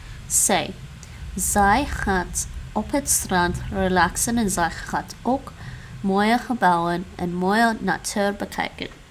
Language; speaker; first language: Dutch; non-native, learner; English